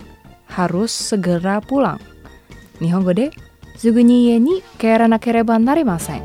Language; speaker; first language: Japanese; non-native, fluent; Indonesian